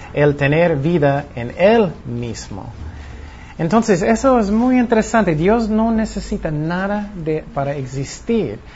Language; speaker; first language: Spanish; non-native, fluent; English